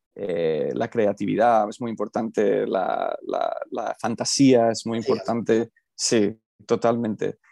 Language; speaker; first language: Spanish; early bilingual, heritage; Spanish